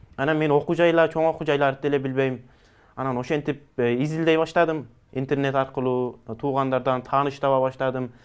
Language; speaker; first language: Kyrgyz; early bilingual, heritage; Kyrgyz